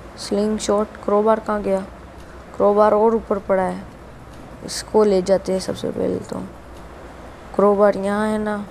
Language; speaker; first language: Hindi; non-native, local second language; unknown